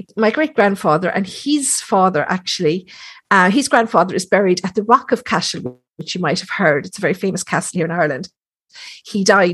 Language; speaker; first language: English; native; English